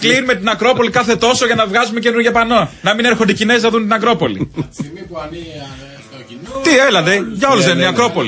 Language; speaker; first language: Greek; native; Greek